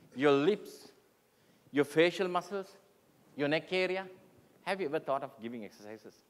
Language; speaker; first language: English; non-native, local second language; Sinhala